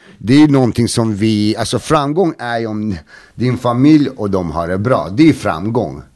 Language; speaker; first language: Swedish; early bilingual, other home language; Bosnian